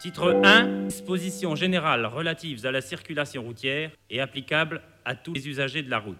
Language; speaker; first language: French; native; French